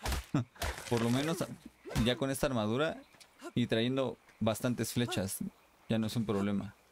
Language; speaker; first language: Spanish; native; Spanish